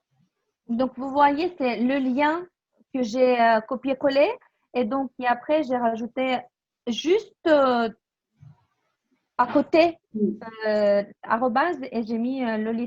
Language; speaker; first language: French; non-native, fluent; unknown